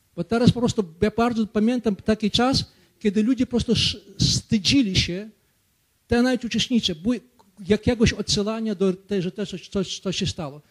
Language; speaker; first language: Ukrainian; native; Ukrainian